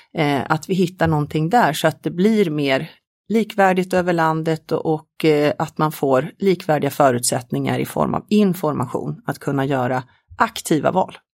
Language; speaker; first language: Swedish; native; Swedish